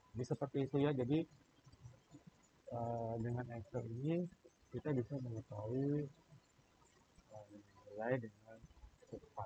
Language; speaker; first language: Indonesian; native; Indonesian